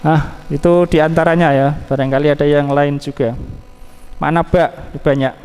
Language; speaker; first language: Indonesian; non-native, local second language; Javanese